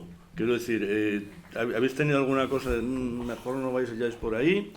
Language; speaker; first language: Spanish; native; Spanish